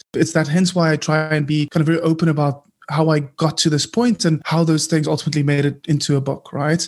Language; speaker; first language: English; non-native, local second language; Afrikaans